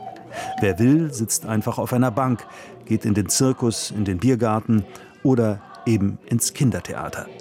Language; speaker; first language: German; native; German